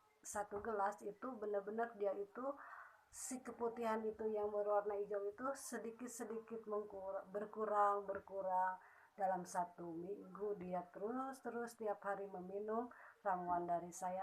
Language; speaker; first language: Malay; non-native, local second language; Sundanese